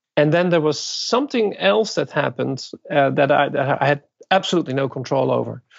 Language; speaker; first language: English; non-native, fluent; Dutch